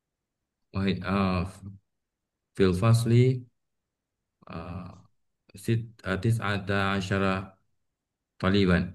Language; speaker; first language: Arabic; non-native, learner; Indonesian